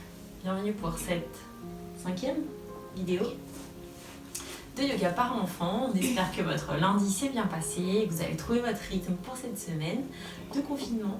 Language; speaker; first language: French; native; French